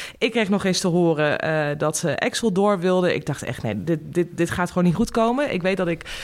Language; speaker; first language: Dutch; native; Dutch